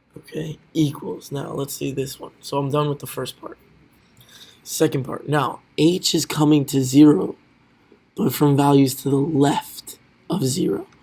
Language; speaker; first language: English; native; English